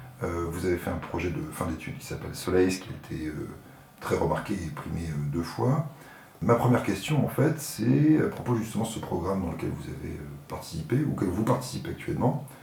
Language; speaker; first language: French; native; French